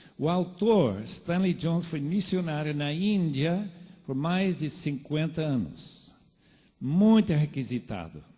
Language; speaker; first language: Portuguese; non-native, fluent; English